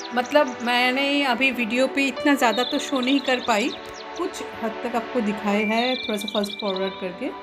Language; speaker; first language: Hindi; non-native, local second language; Bangla